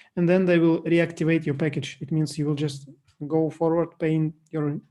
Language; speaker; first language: English; non-native, fluent; Russian